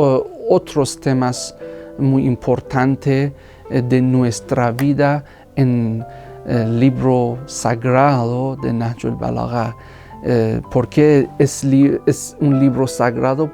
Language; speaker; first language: Spanish; non-native, fluent; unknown